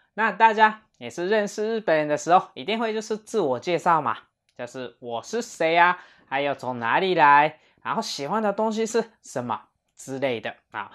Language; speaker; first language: Chinese; non-native, fluent; Japanese